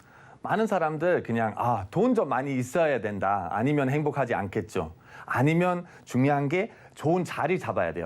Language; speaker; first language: Korean; non-native, fluent; German